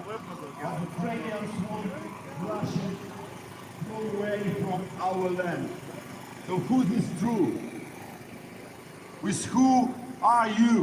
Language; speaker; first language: English; non-native, learner; Ukrainian